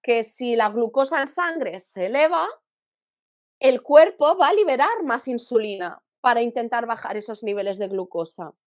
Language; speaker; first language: Spanish; native; Spanish